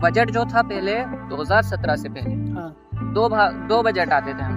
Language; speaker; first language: Hindi; native; Hindi